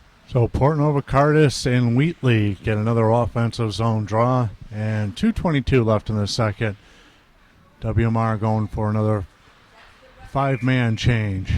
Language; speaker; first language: English; native; English